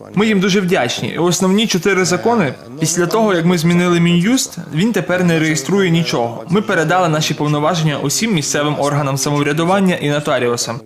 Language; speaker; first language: Ukrainian; non-native, fluent; Georgian